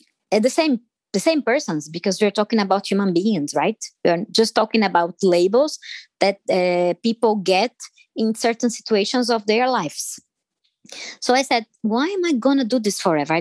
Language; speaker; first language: English; non-native, fluent; Portuguese